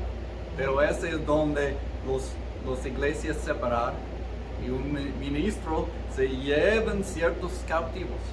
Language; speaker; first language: Spanish; early bilingual, heritage; Spanish